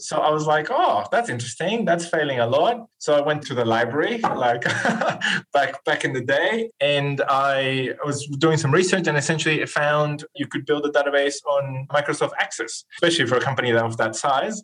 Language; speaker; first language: English; non-native, fluent; Spanish